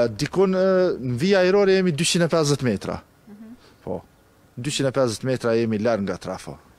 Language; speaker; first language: Albanian; native; Albanian